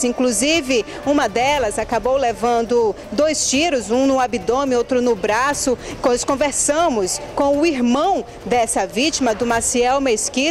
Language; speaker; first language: Portuguese; native; Portuguese